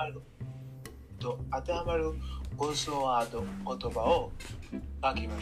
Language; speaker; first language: Japanese; non-native, learner; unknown